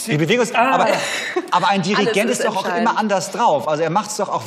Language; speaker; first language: German; native; German